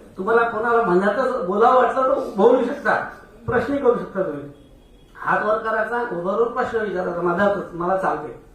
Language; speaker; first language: Marathi; non-native, local second language; Hindi